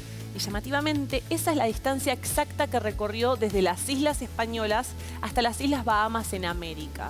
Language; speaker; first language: Spanish; native; Spanish